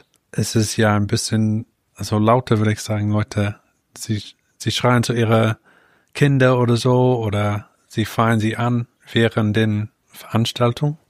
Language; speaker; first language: German; non-native, fluent; English